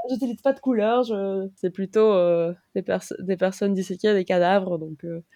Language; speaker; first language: French; non-native, fluent; Spanish